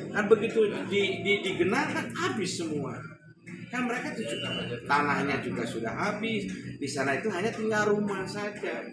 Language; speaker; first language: Indonesian; non-native, local second language; Sundanese